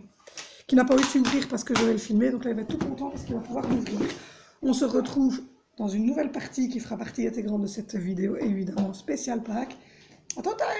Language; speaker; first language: French; native; French